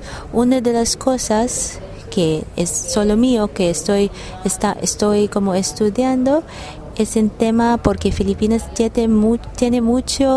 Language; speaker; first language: Spanish; non-native, learner; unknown